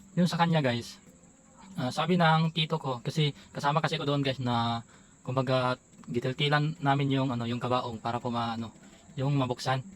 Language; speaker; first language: Filipino; non-native, local second language; Cebuano